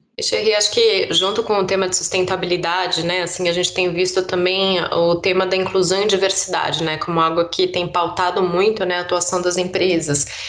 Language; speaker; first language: Portuguese; native; Portuguese